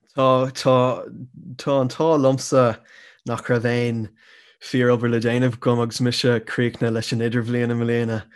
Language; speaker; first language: Irish; non-native, local second language; English